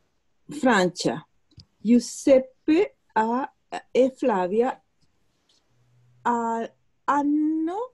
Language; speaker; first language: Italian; non-native, learner; Spanish